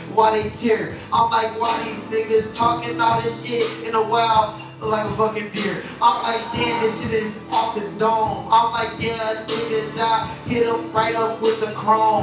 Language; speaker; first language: English; native; English